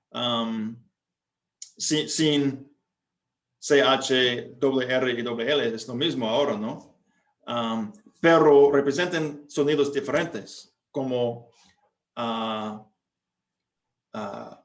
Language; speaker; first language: Spanish; non-native, fluent; English